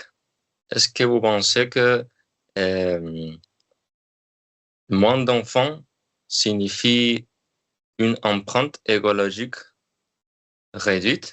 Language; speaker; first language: French; non-native, learner; Spanish